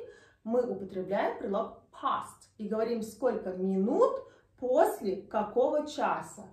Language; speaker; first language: Russian; native; Russian